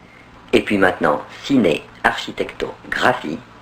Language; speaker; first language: French; native; French